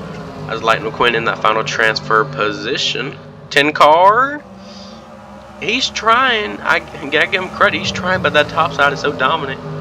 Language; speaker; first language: English; native; English